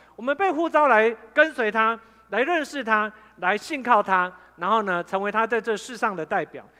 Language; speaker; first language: Chinese; native; Chinese